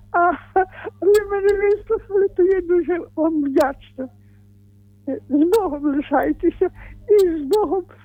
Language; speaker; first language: Ukrainian; native; Ukrainian